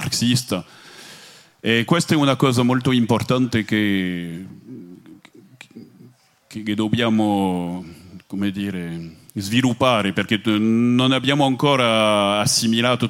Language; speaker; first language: Italian; non-native, fluent; French